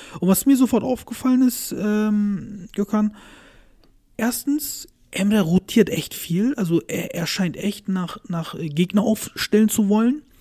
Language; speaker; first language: German; early bilingual, other home language; Turkish